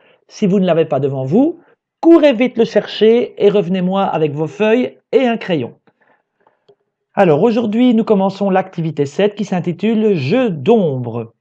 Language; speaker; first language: French; native; French